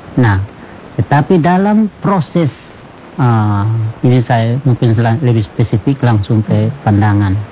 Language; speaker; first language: Indonesian; native; Indonesian